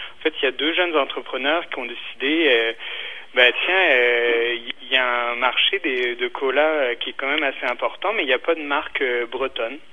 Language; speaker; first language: French; native; French